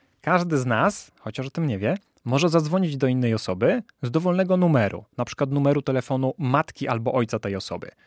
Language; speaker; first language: Polish; native; Polish